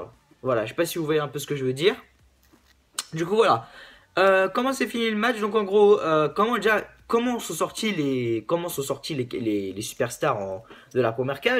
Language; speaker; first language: French; native; French